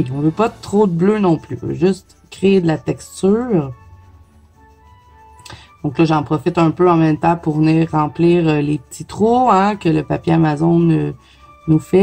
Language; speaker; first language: French; native; French